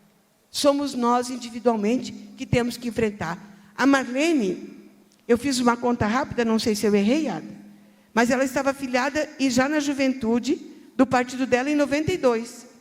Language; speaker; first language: Portuguese; native; Portuguese